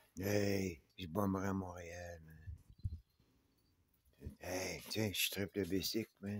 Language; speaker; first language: French; native; French